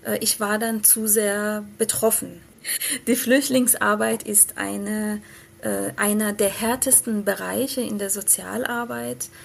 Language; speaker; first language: German; early bilingual, other home language; Persian